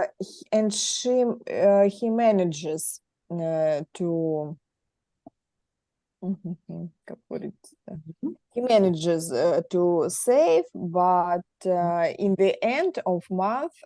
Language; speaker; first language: English; non-native, learner; Russian